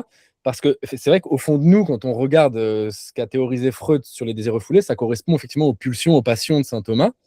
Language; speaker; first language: French; native; French